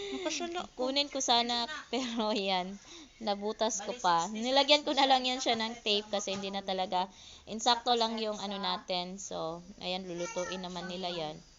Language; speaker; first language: Filipino; native; Filipino